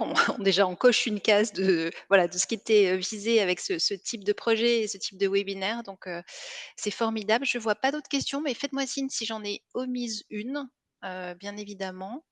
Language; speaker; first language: French; native; French